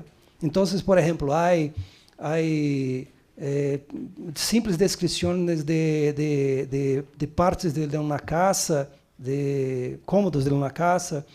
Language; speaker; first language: Spanish; non-native, learner; Portuguese